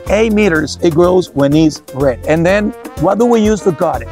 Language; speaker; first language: English; non-native, fluent; Spanish